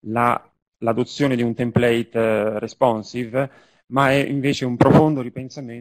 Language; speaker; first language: Italian; native; Italian